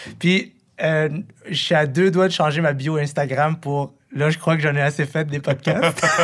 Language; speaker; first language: French; early bilingual, other home language; Arabic